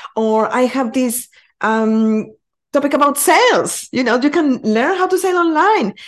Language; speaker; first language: English; non-native, fluent; Spanish